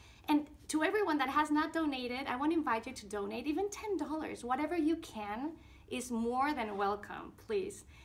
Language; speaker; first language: English; non-native, fluent; Spanish